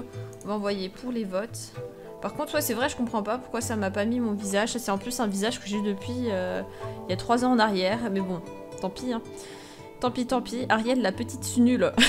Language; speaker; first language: French; native; French